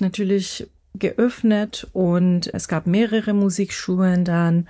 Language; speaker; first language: German; non-native, fluent; Persian